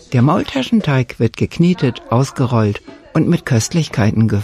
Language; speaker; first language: German; native; German